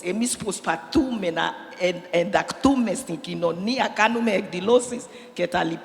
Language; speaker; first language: Greek; non-native, learner; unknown